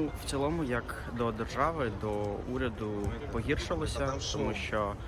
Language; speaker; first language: Ukrainian; native; Ukrainian